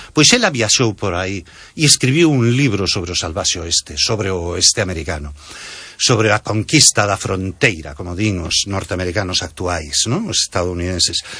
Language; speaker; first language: Galician; non-native, local second language; Spanish